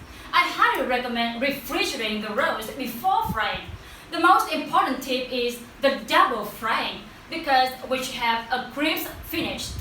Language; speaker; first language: English; non-native, learner; Vietnamese